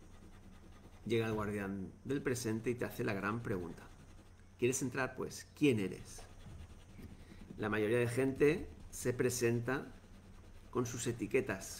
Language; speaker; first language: Spanish; native; Spanish